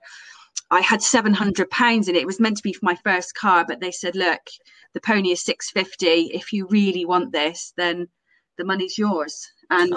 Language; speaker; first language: English; native; English